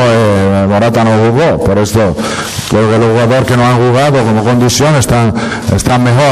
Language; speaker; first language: Spanish; non-native, fluent; Italian